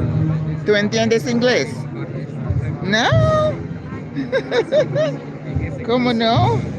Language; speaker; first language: Spanish; non-native, learner; English